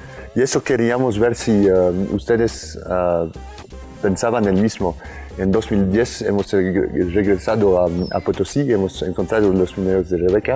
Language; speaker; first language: Spanish; non-native, fluent; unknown